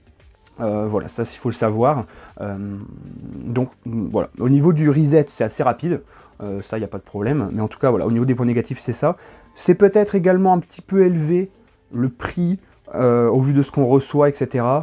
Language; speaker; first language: French; native; French